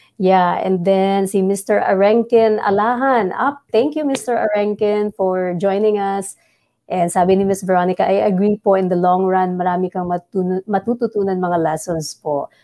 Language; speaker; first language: Filipino; non-native, local second language; Bikol